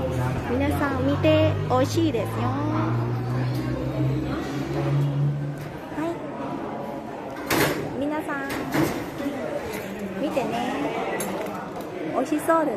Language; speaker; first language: Japanese; non-native, learner; Thai